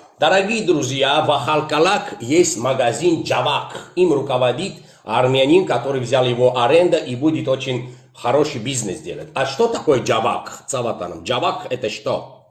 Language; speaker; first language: Russian; non-native, local second language; Azerbaijani